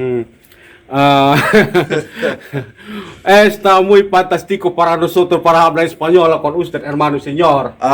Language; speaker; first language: Spanish; non-native, learner; Indonesian